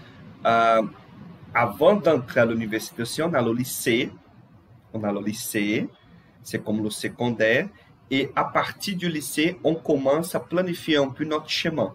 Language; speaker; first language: French; non-native, fluent; Portuguese